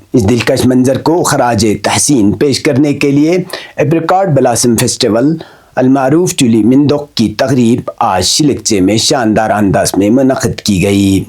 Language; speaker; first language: Urdu; non-native, local second language; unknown